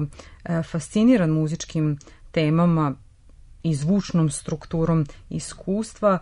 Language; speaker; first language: Serbian; native; Serbian